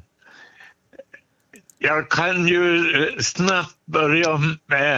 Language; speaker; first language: Swedish; native; Swedish